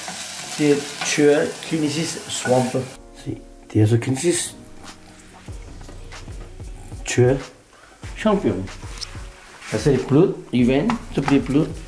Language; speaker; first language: Danish; non-native, fluent; Chinese